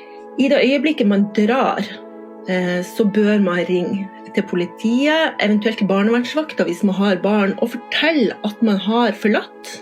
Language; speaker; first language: Norwegian; native; Norwegian